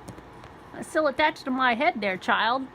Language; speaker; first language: English; native; English